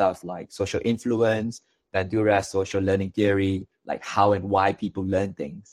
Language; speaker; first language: English; non-native, local second language; Chinese